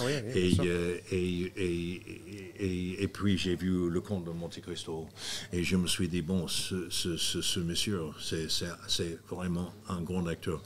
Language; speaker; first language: French; non-native, fluent; English